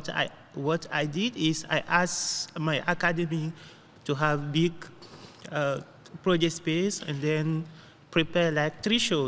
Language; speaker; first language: English; non-native, learner; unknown